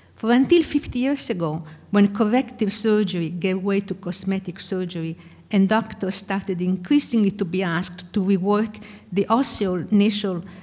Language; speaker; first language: English; non-native, fluent; Italian